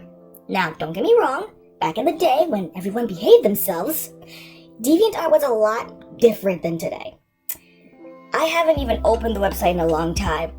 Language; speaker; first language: English; native; English